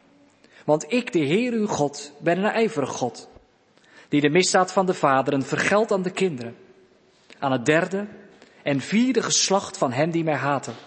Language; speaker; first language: Dutch; native; Dutch